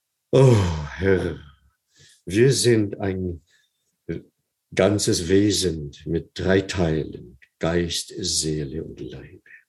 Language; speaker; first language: German; non-native, fluent; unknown